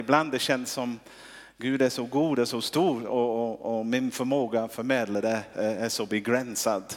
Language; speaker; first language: Swedish; non-native, fluent; English